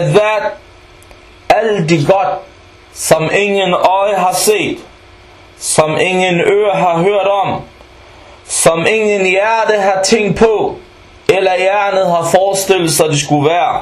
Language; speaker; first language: Danish; non-native, fluent; Arabic